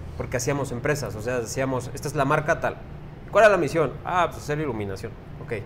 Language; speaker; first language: Spanish; native; Spanish